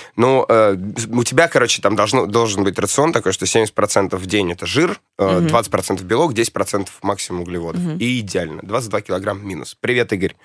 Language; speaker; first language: Russian; native; Russian